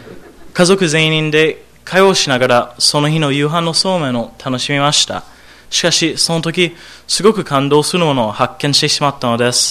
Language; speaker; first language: Japanese; non-native, learner; English